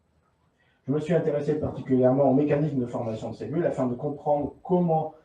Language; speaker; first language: French; native; French